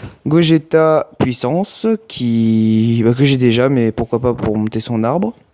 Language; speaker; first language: French; native; French